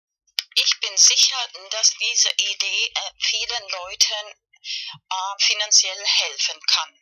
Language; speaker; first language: German; non-native, learner; Spanish